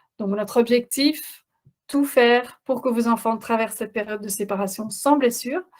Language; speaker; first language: French; non-native, fluent; Dutch